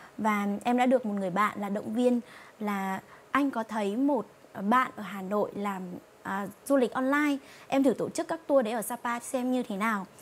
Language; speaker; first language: Vietnamese; non-native, local second language; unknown